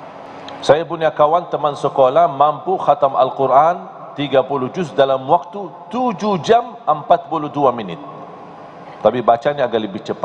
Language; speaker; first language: Indonesian; non-native, fluent; Arabic